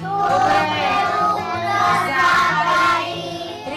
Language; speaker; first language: Russian; non-native, learner; English